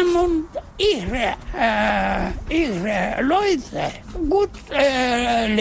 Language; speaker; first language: German; non-native, learner; Russian